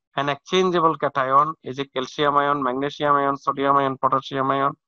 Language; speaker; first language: English; non-native, local second language; Bangla